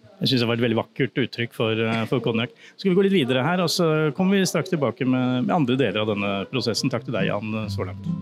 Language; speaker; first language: Norwegian; native; Norwegian